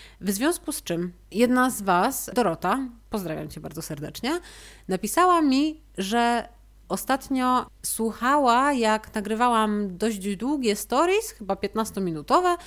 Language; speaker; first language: Polish; native; Polish